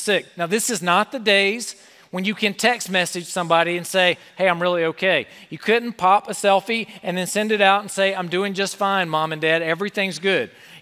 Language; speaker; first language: English; native; English